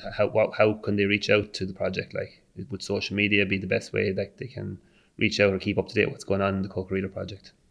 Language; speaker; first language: English; native; English